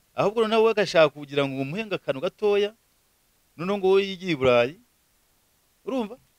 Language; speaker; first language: Kinyarwanda; native; Kinyarwanda